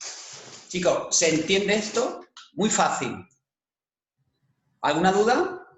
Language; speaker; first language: Spanish; native; Spanish